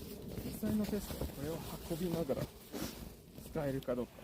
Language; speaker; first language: Japanese; non-native, fluent; English